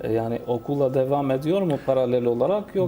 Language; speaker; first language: Turkish; non-native, fluent; Albanian